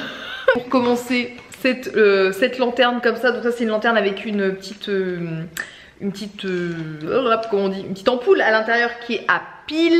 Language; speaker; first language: French; native; French